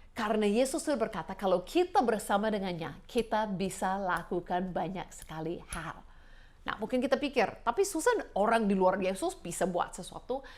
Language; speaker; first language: Indonesian; non-native, fluent; English